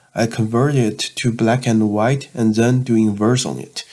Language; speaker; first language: English; non-native, learner; Chinese